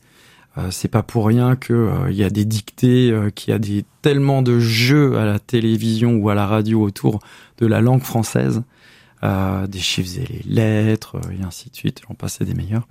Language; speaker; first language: French; native; French